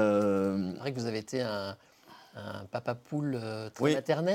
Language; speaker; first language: French; native; French